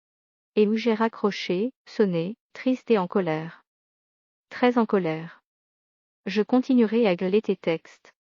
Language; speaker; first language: French; native; French